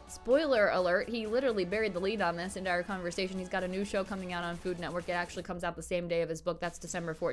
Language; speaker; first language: English; native; English